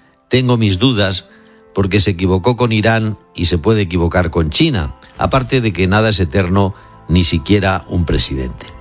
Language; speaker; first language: Spanish; native; Spanish